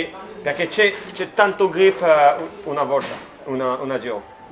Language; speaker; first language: Italian; non-native, learner; French